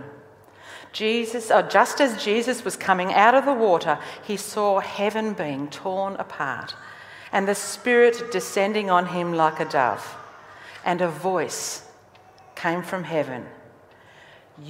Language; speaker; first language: English; native; English